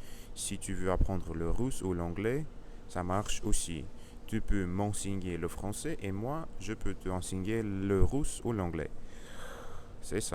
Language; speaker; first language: French; non-native, learner; Russian